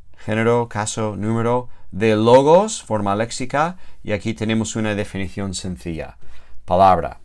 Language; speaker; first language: Spanish; non-native, fluent; English